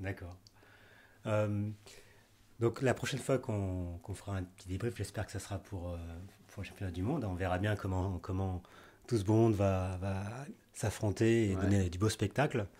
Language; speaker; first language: French; native; French